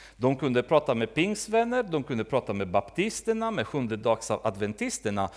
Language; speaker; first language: Swedish; native; Swedish